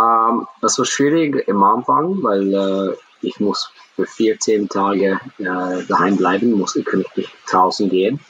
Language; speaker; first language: German; non-native, fluent; English